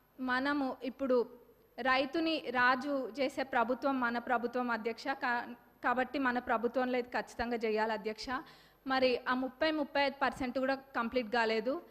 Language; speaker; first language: Telugu; native; Telugu